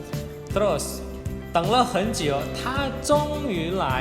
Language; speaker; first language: Chinese; non-native, fluent; Indonesian